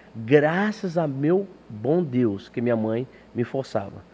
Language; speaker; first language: Portuguese; early bilingual, heritage; English